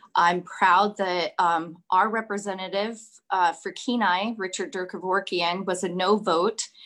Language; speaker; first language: English; native; English